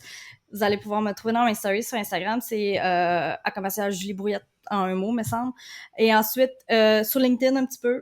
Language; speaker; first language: French; native; French